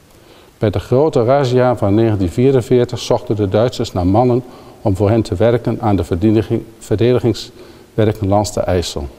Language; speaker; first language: Dutch; native; Dutch